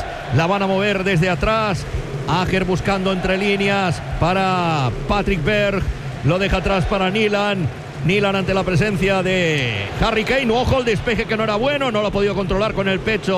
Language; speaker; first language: Spanish; native; Spanish